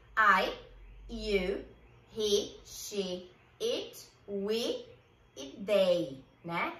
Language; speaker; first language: English; non-native, fluent; Portuguese